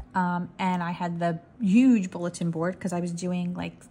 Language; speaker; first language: English; native; English